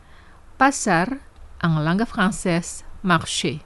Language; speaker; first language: French; non-native, fluent; Indonesian